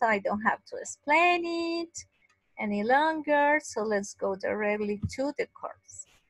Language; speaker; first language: English; non-native, fluent; Spanish